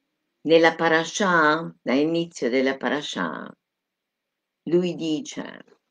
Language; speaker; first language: Italian; non-native, fluent; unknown